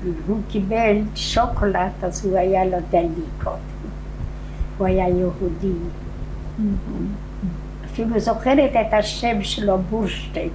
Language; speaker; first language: Hebrew; non-native, fluent; Polish